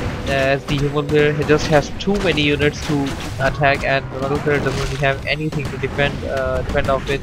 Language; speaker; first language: English; non-native, fluent; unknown